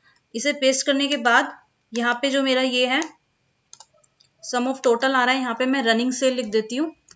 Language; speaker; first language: Hindi; native; Hindi